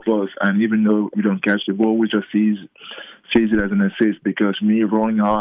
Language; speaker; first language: English; non-native, local second language; French